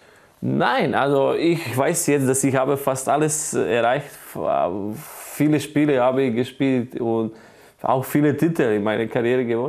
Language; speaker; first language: German; non-native, fluent; Croatian